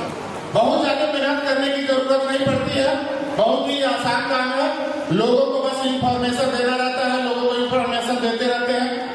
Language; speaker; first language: Hindi; native; Hindi